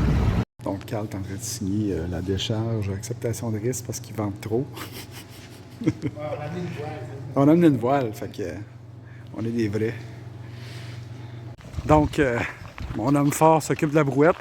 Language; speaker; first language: French; native; French